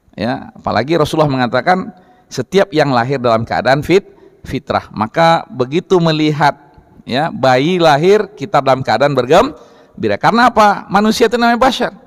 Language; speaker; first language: Indonesian; non-native, local second language; Minangkabau